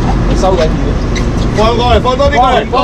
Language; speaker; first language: Chinese; native; Chinese